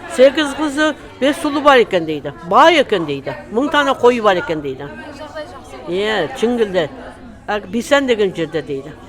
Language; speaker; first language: Kazakh; early bilingual, heritage; Kazakh